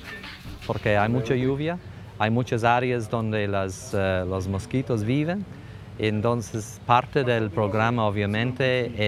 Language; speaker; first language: Spanish; non-native, fluent; English